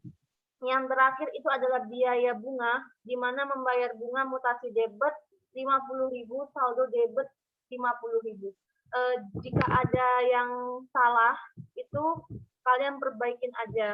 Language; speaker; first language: Indonesian; native; Indonesian